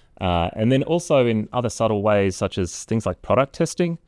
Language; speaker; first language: English; native; English